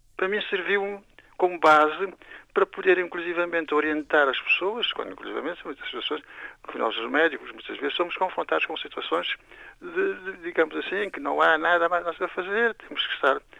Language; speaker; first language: Portuguese; non-native, local second language; Kabuverdianu